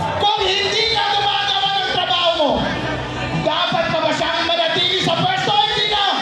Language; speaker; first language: Filipino; non-native, local second language; Iloko